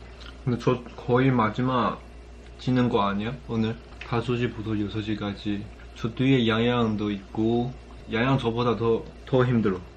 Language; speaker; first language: Korean; non-native, fluent; Chinese